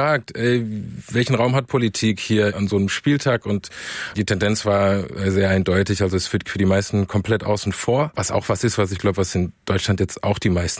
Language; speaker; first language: German; native; German